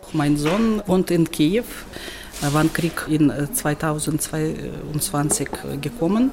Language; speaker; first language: German; non-native, learner; Ukrainian